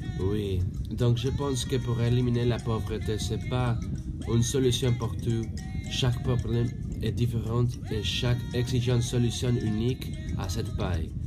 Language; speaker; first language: French; non-native, learner; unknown